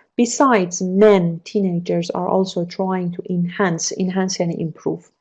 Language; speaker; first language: English; non-native, fluent; Persian